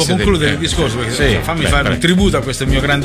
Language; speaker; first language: Italian; native; Italian